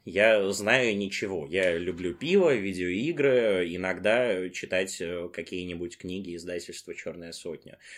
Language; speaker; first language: Russian; native; Russian